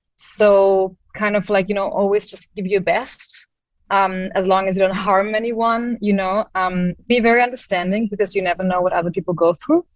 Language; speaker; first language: English; non-native, fluent; German